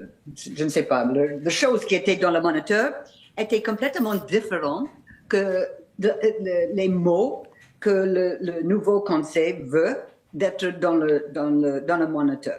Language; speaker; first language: French; non-native, fluent; English